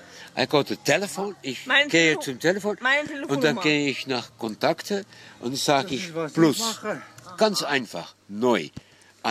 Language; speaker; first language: German; non-native, fluent; Dutch